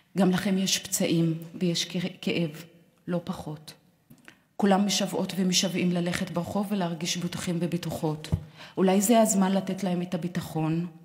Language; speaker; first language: Hebrew; non-native, local second language; Arabic